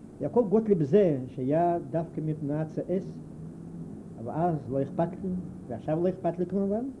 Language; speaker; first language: Hebrew; non-native, fluent; Yiddish